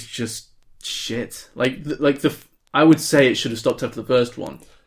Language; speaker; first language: English; native; English